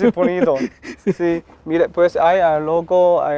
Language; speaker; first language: Spanish; non-native, learner; Chinese